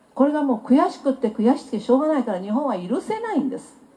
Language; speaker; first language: Japanese; non-native, fluent; Chinese